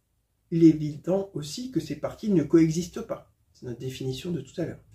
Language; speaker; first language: French; native; French